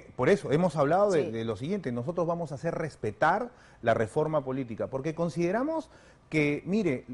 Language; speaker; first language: Spanish; native; Spanish